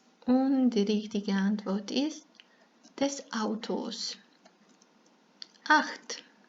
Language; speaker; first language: German; non-native, fluent; Serbian